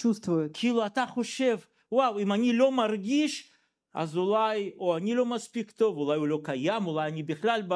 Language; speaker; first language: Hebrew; non-native, fluent; Russian